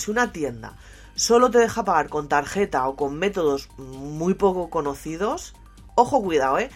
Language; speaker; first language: Spanish; native; Spanish